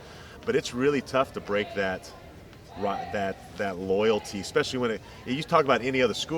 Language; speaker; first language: English; native; English